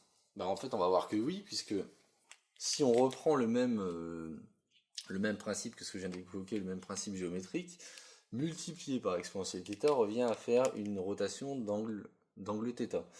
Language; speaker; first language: French; native; French